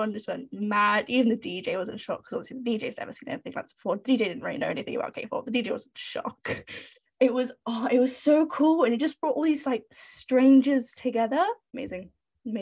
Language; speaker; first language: English; native; English